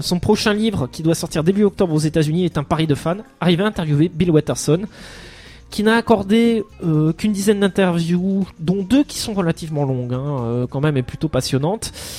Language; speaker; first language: French; native; French